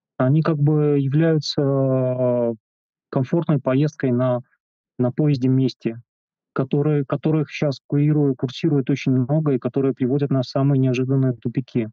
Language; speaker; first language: Russian; native; Russian